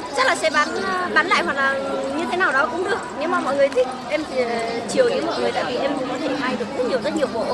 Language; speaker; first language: Vietnamese; non-native, local second language; Hmong